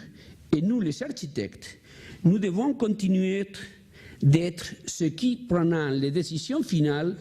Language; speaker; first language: French; non-native, learner; Spanish